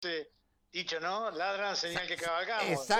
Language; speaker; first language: Spanish; native; Spanish